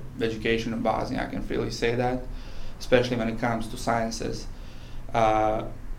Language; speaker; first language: English; non-native, fluent; Bosnian